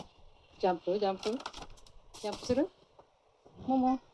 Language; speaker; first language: Japanese; non-native, fluent; Filipino